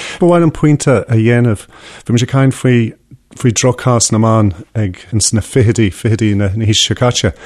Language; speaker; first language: Irish; non-native, local second language; English